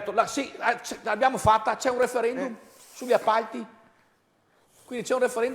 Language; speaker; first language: Italian; native; Italian